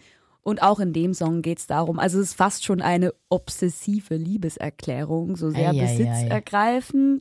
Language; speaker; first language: German; native; German